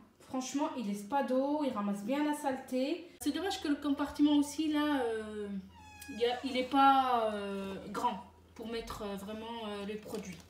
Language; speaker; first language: French; native; French